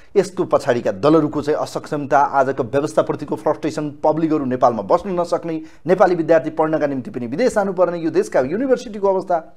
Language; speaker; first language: Nepali; native; Nepali